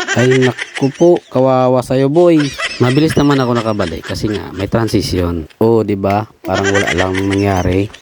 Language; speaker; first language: Filipino; native; Filipino